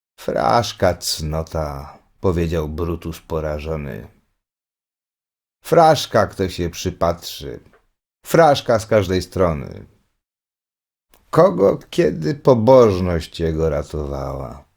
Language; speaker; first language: Polish; native; Polish